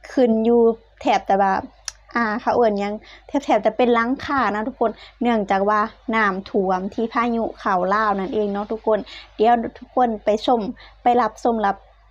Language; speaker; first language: Thai; native; Thai